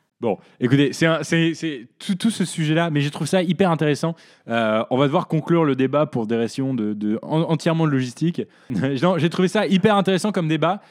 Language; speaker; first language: French; native; French